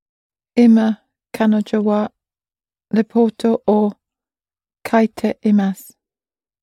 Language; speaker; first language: Japanese; non-native, learner; English